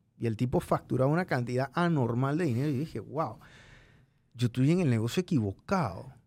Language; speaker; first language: Spanish; native; Spanish